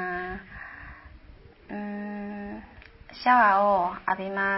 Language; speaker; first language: Japanese; non-native, learner; Chinese